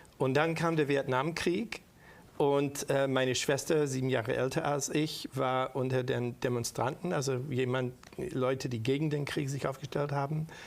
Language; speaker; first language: German; non-native, fluent; English